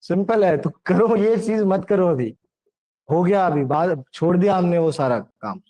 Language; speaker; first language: Hindi; non-native, local second language; Marathi